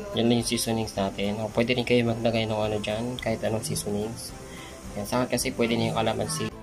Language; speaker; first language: Filipino; non-native, local second language; Cebuano